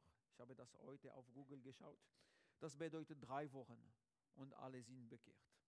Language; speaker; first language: German; non-native, learner; French